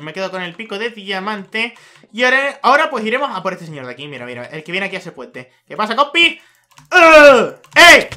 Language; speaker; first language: Spanish; native; Spanish